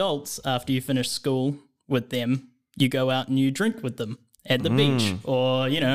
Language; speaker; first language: English; native; English